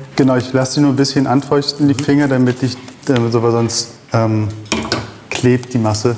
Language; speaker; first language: German; early bilingual, other home language; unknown